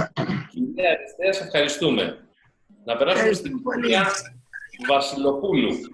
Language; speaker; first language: Greek; native; Greek